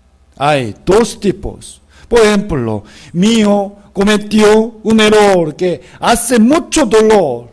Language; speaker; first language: Spanish; non-native, fluent; Korean